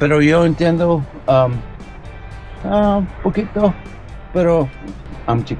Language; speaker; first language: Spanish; early bilingual, heritage; English